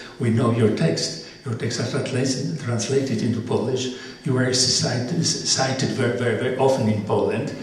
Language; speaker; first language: English; non-native, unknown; Polish